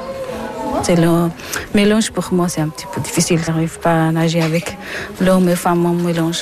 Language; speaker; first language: French; non-native, learner; Persian